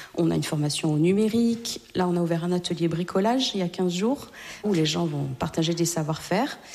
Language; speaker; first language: French; native; French